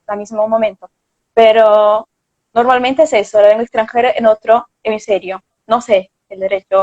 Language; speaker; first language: Spanish; non-native, fluent; Portuguese